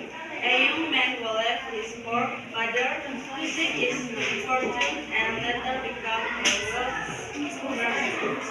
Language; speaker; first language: English; non-native, learner; Indonesian